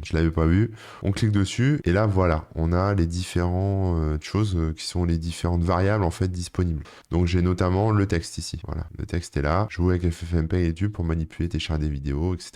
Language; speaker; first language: French; native; French